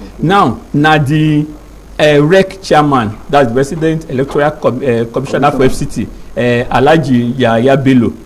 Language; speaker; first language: Nigerian Pidgin; non-native, local second language; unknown